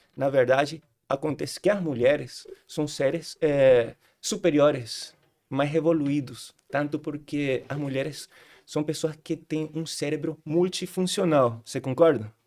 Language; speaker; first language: Portuguese; non-native, fluent; Spanish